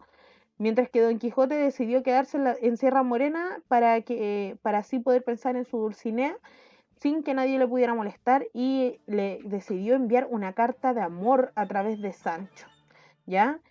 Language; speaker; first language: Spanish; native; Spanish